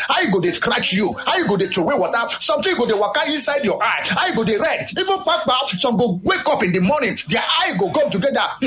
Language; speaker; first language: Nigerian Pidgin; native; Nigerian Pidgin